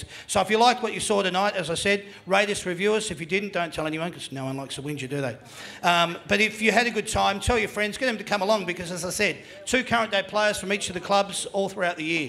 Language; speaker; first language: English; native; English